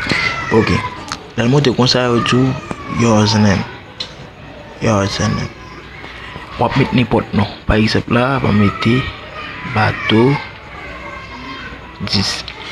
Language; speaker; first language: French; non-native, learner; Haitian Creole